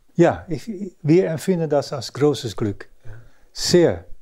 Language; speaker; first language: German; early bilingual, other home language; Dutch